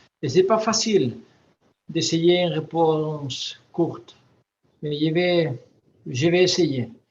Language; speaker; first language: French; non-native, fluent; Spanish